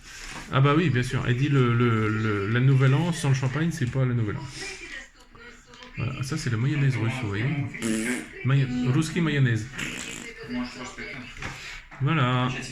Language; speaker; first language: French; native; French